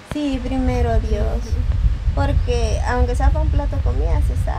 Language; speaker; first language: Spanish; native; Spanish